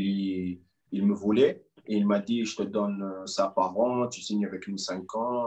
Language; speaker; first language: French; non-native, local second language; Arabic